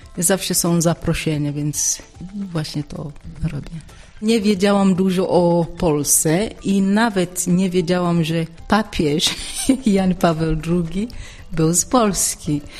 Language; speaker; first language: Polish; non-native, fluent; Swahili